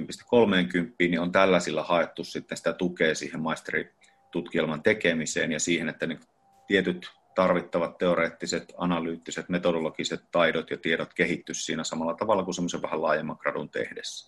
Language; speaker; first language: Finnish; native; Finnish